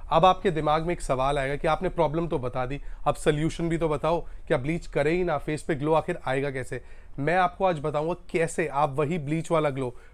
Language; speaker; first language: Hindi; native; Hindi